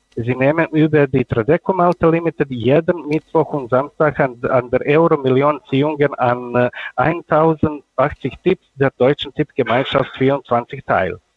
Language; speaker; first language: German; non-native, learner; Russian